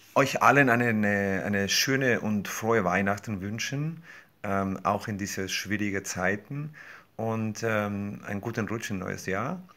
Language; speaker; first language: German; non-native, fluent; Spanish